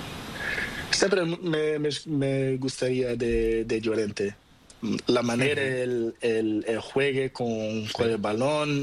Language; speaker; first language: Spanish; non-native, learner; Portuguese